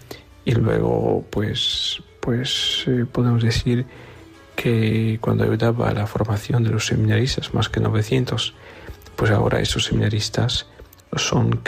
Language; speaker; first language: Spanish; non-native, fluent; Polish